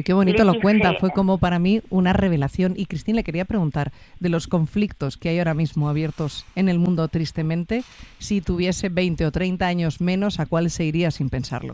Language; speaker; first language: Spanish; native; Spanish